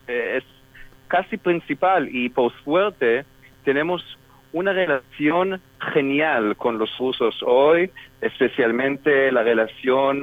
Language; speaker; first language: Spanish; non-native, fluent; Hebrew